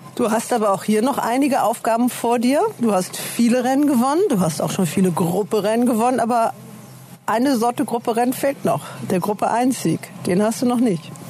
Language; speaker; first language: German; native; German